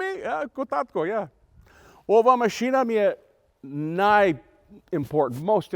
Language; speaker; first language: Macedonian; early bilingual, heritage; Macedonian